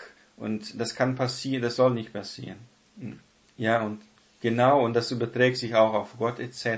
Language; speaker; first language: German; non-native, fluent; Portuguese